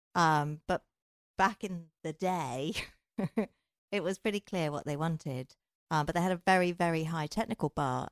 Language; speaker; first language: English; native; English